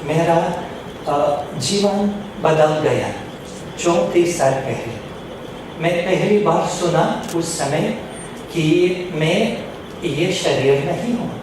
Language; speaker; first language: Hindi; non-native, fluent; Russian